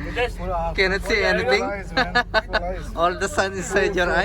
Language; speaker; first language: English; non-native, learner; Filipino